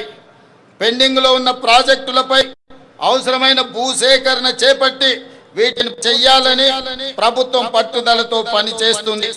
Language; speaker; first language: Telugu; native; Telugu